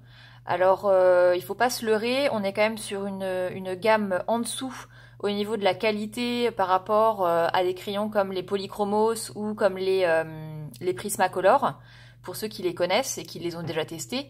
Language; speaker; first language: French; native; French